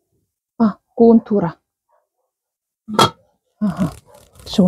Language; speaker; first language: Romanian; non-native, learner; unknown